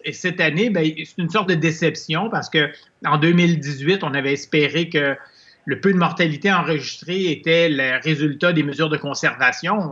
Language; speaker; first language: French; native; French